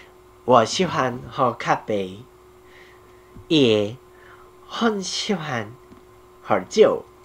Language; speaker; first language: Chinese; non-native, learner; Korean